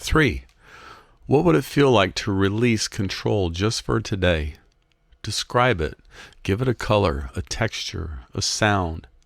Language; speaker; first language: English; native; English